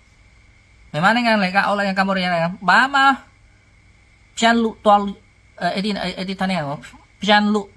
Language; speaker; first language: Burmese; non-native, learner; Khmer